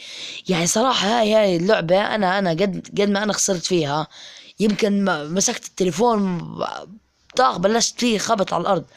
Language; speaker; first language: Arabic; native; Arabic